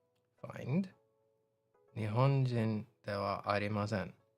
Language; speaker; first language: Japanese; non-native, learner; English